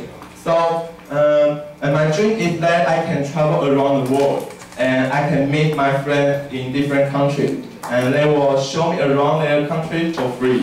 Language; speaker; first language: English; non-native, learner; Chinese